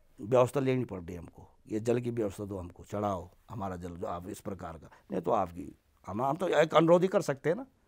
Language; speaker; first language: Hindi; native; Hindi